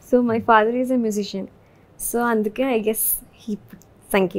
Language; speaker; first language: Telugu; non-native, learner; Malayalam